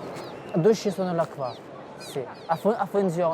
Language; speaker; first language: Italian; non-native, learner; Russian